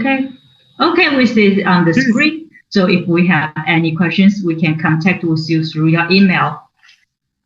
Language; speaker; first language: English; non-native, learner; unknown